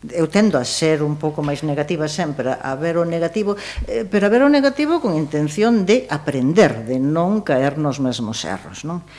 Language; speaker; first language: Galician; early bilingual, heritage; Galician